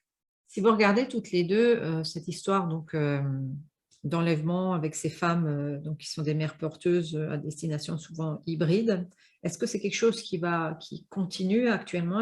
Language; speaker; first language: French; native; French